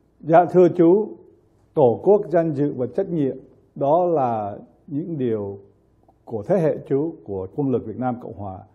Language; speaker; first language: Vietnamese; early bilingual, heritage; Vietnamese